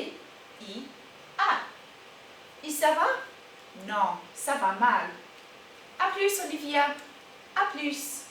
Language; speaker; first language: French; non-native, fluent; English